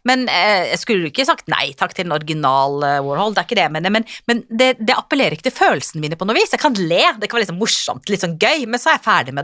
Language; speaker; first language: Norwegian; native; Norwegian